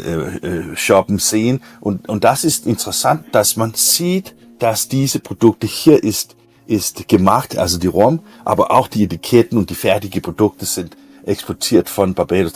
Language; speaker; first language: German; non-native, learner; Danish